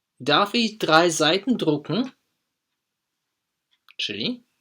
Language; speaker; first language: German; non-native, fluent; Polish